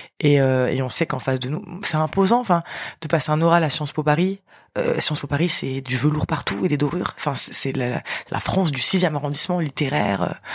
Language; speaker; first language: French; early bilingual, other home language; Arabic